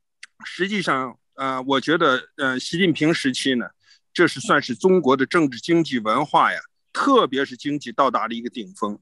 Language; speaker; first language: Chinese; native; Chinese